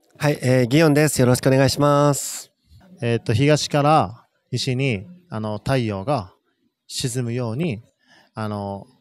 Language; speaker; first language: Japanese; native; Japanese